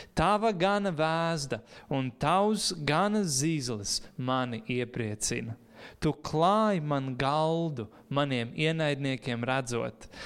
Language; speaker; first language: Latvian; native; Latvian